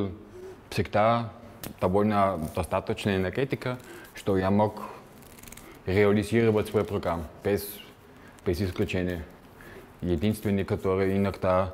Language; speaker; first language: Russian; non-native, fluent; German